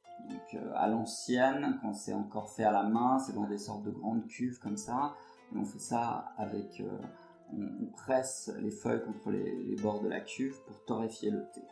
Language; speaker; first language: French; native; French